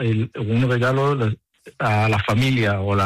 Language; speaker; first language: Spanish; early bilingual, heritage; Spanish